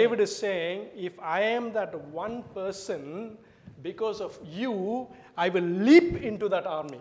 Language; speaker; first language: English; non-native, local second language; Tamil